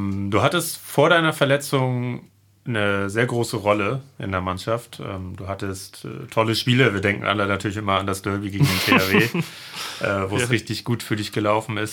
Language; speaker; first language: German; native; German